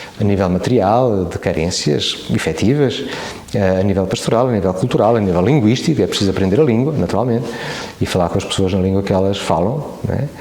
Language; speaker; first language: Portuguese; native; Portuguese